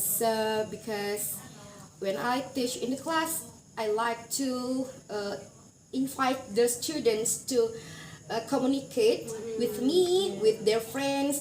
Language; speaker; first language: English; non-native, learner; Indonesian